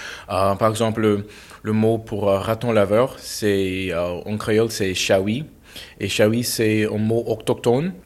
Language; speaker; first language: French; non-native, fluent; English